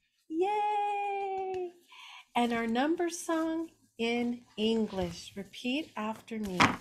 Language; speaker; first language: English; native; English